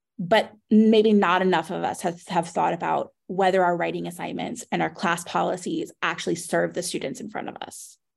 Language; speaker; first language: English; native; English